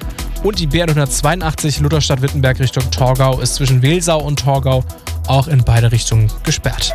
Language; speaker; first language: German; native; German